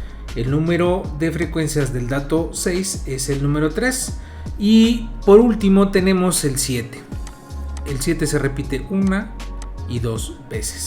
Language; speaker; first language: Spanish; native; Spanish